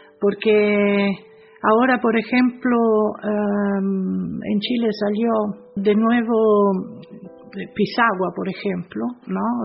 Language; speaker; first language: Spanish; non-native, fluent; Italian